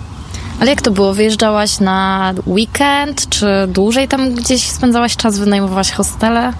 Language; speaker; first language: Polish; native; Polish